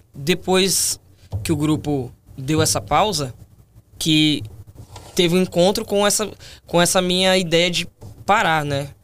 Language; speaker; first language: Portuguese; native; Portuguese